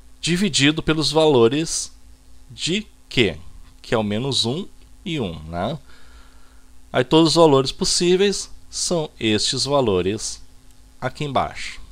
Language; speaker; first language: Portuguese; native; Portuguese